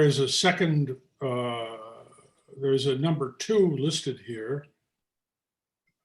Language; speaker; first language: English; native; English